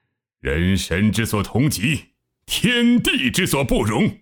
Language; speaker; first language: Chinese; native; Chinese